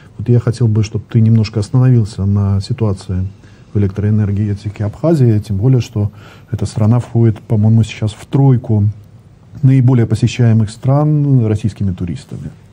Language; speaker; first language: Russian; native; Russian